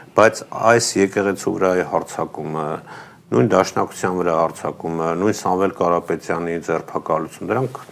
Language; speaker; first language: Armenian; native; Armenian